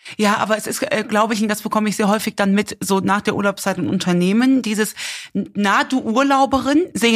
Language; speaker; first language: German; native; German